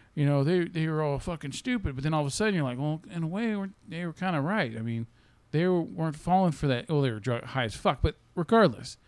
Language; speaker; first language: English; native; English